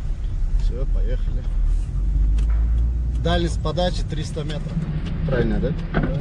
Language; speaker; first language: Russian; non-native, local second language; Kyrgyz